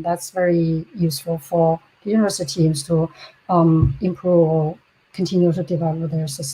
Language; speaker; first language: English; non-native, fluent; Chinese